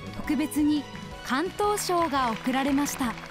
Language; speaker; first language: Japanese; native; Japanese